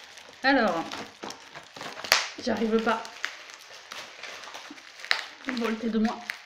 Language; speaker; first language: French; native; French